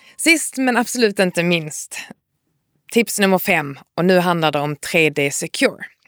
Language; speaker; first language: Swedish; native; Swedish